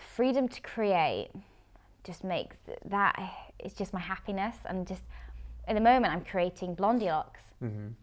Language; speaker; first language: English; native; English